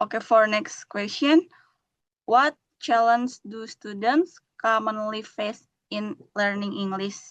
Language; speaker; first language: English; non-native, learner; Indonesian